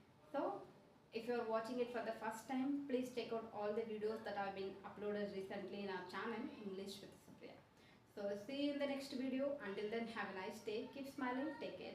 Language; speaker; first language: English; non-native, local second language; Telugu